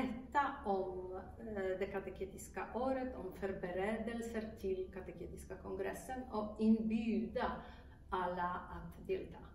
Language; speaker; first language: Swedish; non-native, fluent; Polish